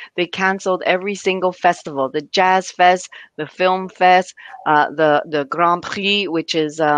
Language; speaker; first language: English; native; English